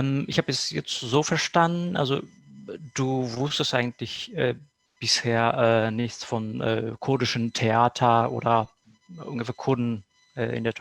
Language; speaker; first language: German; non-native, fluent; Kurdish